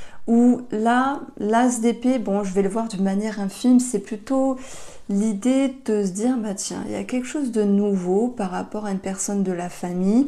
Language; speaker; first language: French; native; French